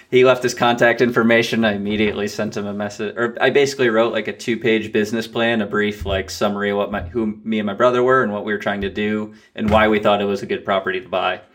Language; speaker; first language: English; native; English